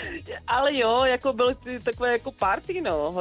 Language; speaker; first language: Czech; native; Czech